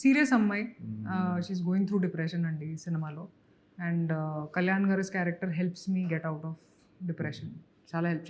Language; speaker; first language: Telugu; non-native, local second language; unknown